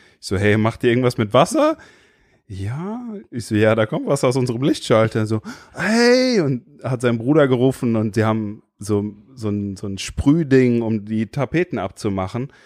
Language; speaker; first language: German; native; German